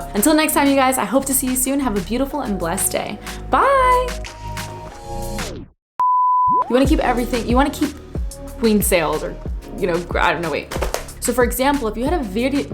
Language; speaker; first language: English; native; English